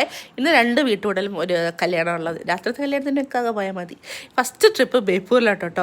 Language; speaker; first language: Malayalam; native; Malayalam